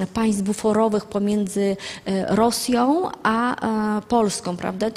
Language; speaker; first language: Polish; non-native, fluent; Azerbaijani